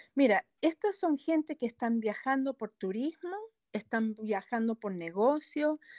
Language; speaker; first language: Spanish; early bilingual, heritage; Spanish